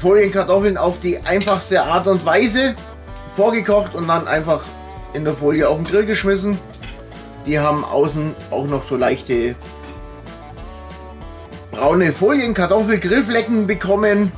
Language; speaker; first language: German; native; German